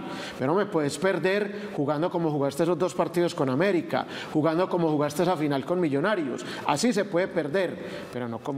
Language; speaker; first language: Spanish; native; Spanish